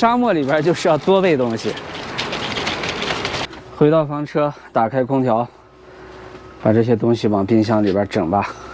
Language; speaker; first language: Chinese; native; Chinese